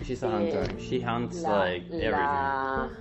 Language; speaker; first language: English; non-native, fluent; Spanish